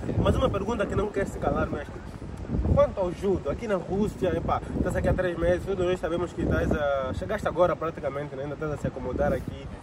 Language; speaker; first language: Portuguese; native; Portuguese